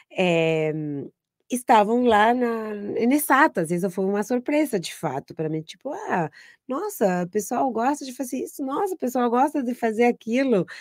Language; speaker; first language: Portuguese; non-native, fluent; Spanish